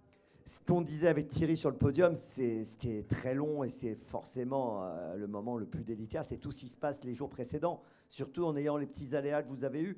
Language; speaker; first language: French; native; French